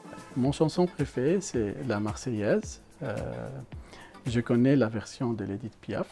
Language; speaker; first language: French; non-native, learner; Arabic